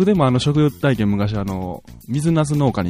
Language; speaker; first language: Japanese; native; Japanese